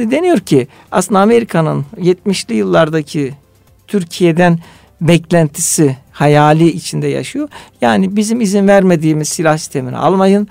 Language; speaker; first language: Turkish; native; Turkish